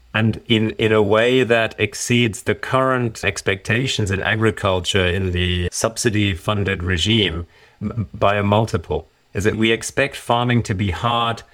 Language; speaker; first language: English; early bilingual, other home language; German